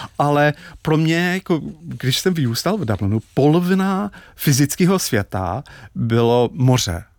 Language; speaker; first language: Czech; non-native, fluent; English